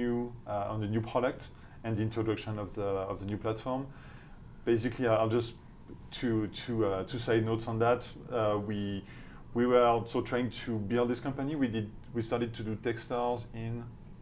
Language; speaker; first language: English; non-native, fluent; French